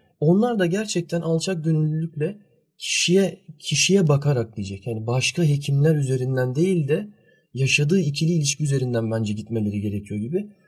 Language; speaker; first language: Turkish; early bilingual, heritage; Turkish